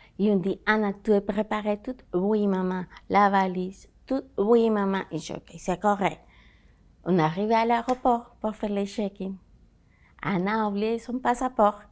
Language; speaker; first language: French; non-native, learner; Spanish